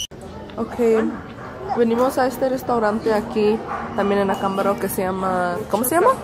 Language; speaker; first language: Spanish; early bilingual, heritage; Spanish